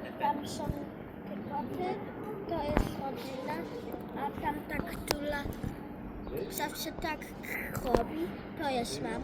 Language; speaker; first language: Polish; early bilingual, heritage; Polish